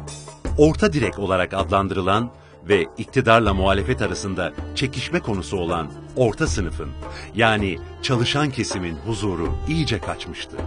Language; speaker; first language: Turkish; native; Turkish